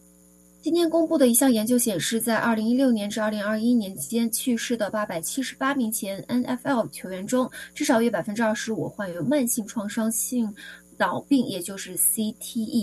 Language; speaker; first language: Chinese; native; Chinese